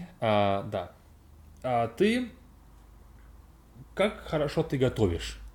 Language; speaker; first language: Russian; non-native, learner; English